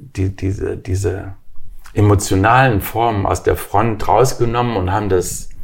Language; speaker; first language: German; native; German